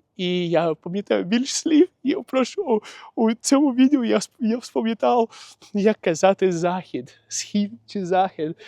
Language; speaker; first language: Ukrainian; non-native, local second language; Russian